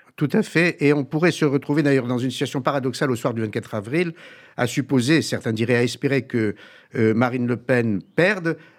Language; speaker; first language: French; native; French